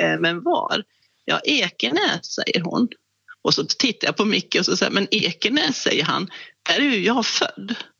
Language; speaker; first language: Swedish; native; Swedish